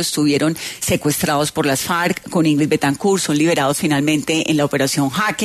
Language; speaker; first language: Spanish; native; Spanish